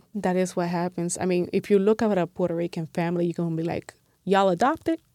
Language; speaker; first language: English; non-native, fluent; Spanish